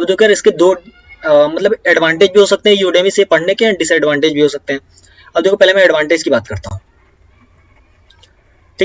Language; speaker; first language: Hindi; native; Hindi